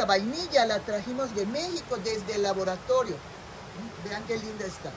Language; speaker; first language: Spanish; native; Spanish